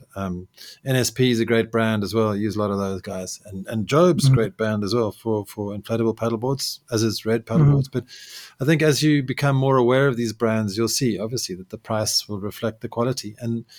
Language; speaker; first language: English; native; English